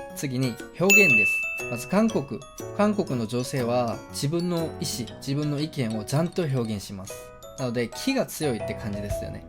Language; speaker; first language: Japanese; non-native, fluent; Korean